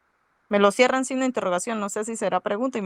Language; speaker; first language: Spanish; native; Spanish